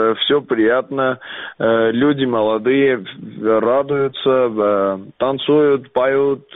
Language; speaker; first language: Russian; non-native, learner; Armenian